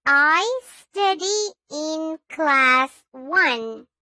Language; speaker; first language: English; non-native, learner; Urdu